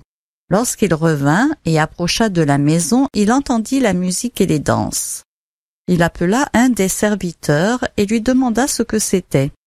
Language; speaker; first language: French; native; French